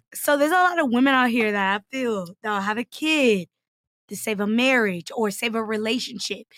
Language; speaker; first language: English; native; English